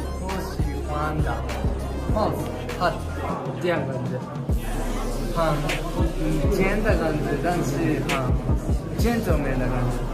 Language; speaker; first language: Chinese; non-native, learner; Japanese